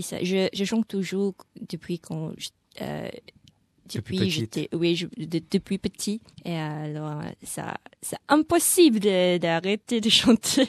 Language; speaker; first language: French; non-native, learner; Indonesian